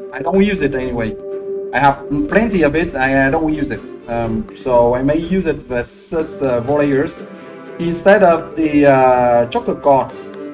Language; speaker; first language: English; non-native, fluent; French